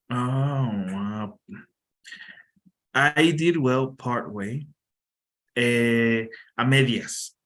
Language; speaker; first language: English; non-native, fluent; Spanish